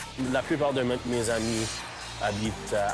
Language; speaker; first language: French; non-native, local second language; English